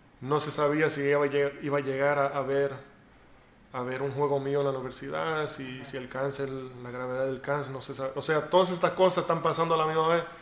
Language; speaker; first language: Spanish; early bilingual, heritage; Spanish